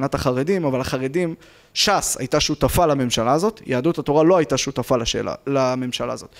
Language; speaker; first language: Hebrew; native; Hebrew